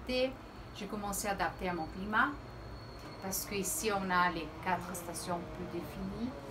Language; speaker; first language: French; early bilingual, heritage; Portuguese